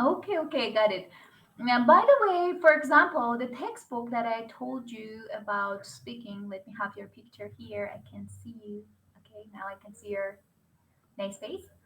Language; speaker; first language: English; non-native, fluent; Bulgarian